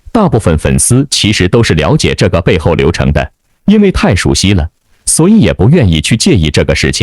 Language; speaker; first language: Chinese; native; Chinese